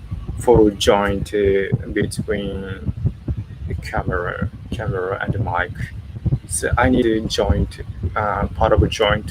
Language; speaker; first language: English; non-native, learner; Japanese